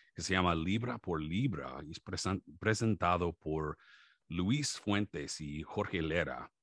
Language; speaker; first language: Spanish; non-native, learner; English